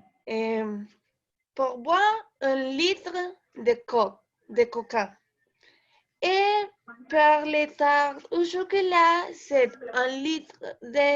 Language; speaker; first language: French; non-native, learner; Spanish